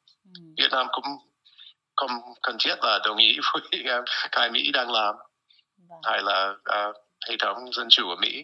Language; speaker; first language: Vietnamese; non-native, fluent; English